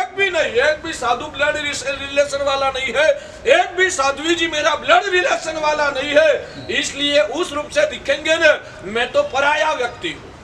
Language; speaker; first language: Hindi; non-native, local second language; Gujarati